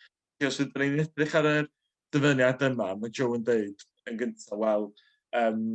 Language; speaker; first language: Welsh; native; Welsh